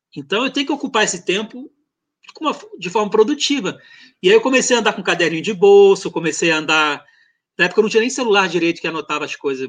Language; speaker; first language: Portuguese; early bilingual, other home language; French